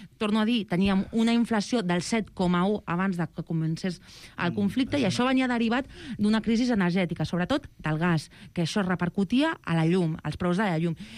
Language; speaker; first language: Catalan; non-native, local second language; Spanish